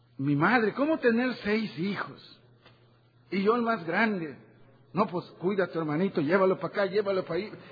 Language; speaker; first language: Spanish; native; Spanish